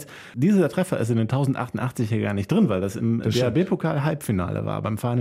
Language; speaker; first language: German; native; German